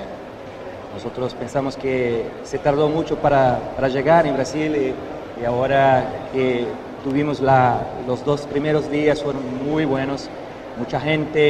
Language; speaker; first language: Spanish; non-native, fluent; Portuguese